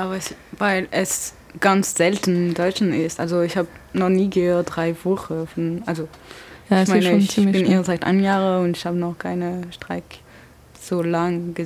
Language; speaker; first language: German; non-native, learner; French